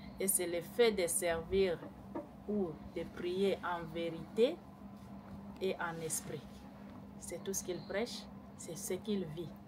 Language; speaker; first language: French; non-native, local second language; Lingala